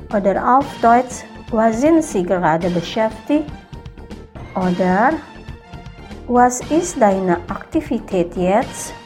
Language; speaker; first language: German; non-native, fluent; Indonesian